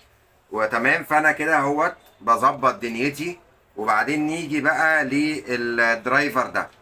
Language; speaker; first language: Arabic; native; Arabic